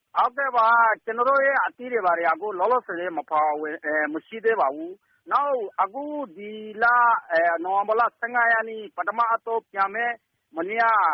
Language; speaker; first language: Burmese; non-native, local second language; Rohingya